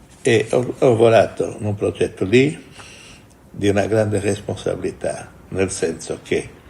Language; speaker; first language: Italian; non-native, fluent; Portuguese